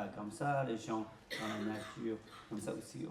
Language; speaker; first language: French; non-native, learner; Tibetan